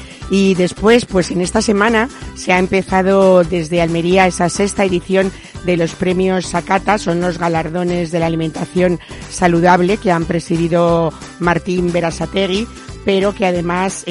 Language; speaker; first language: Spanish; native; Spanish